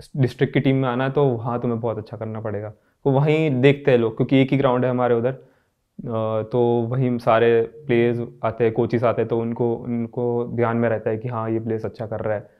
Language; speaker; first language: Hindi; non-native, local second language; Gujarati